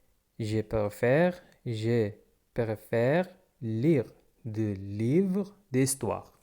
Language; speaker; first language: French; non-native, fluent; Pashto